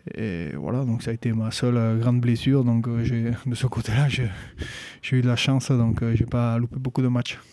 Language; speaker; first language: French; native; French